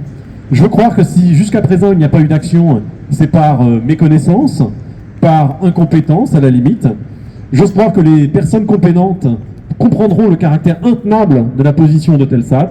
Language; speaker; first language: French; native; French